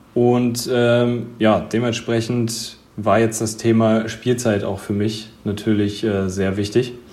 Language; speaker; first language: German; native; German